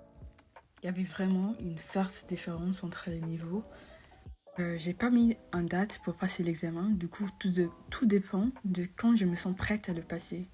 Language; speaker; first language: French; non-native, fluent; English